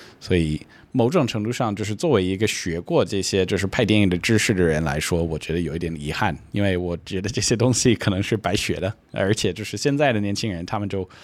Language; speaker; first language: Chinese; non-native, fluent; English